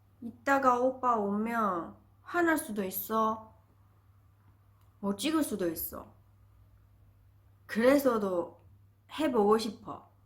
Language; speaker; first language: Korean; non-native, learner; Chinese